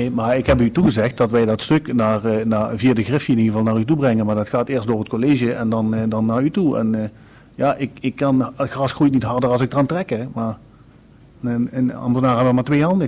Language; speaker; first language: Dutch; native; Dutch